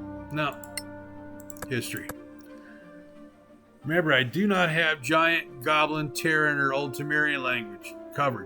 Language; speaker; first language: English; native; English